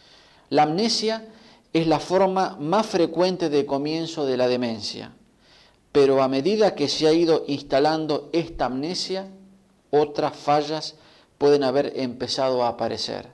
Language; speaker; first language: Spanish; native; Spanish